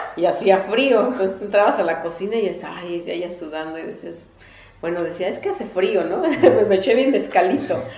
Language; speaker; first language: Spanish; non-native, local second language; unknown